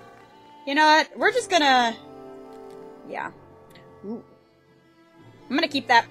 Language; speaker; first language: English; native; English